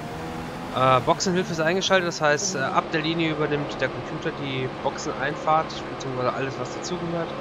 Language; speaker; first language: German; native; German